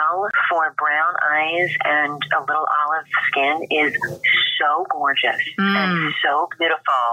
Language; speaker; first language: English; native; English